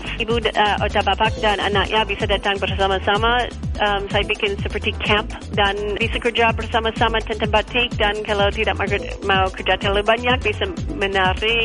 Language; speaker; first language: Indonesian; non-native, learner; English